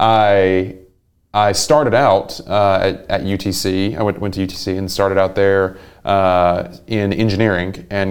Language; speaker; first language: English; native; English